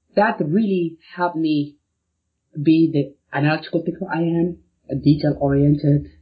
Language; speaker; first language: English; non-native, fluent; Arabic